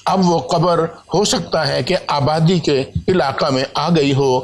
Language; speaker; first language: Urdu; native; Urdu